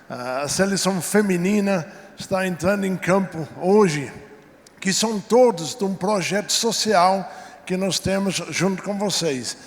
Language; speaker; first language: Portuguese; non-native, fluent; English